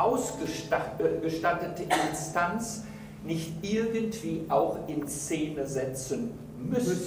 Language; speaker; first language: German; native; German